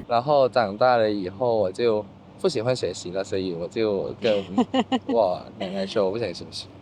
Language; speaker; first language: Chinese; non-native, fluent; Thai